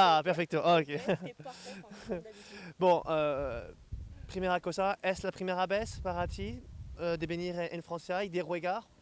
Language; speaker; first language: Spanish; non-native, learner; French